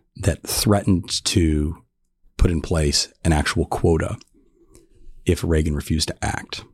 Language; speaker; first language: English; native; English